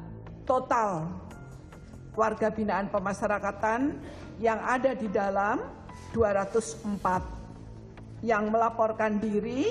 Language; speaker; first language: Indonesian; native; Indonesian